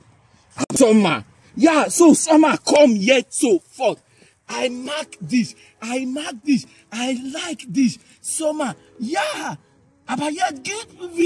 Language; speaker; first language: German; non-native, learner; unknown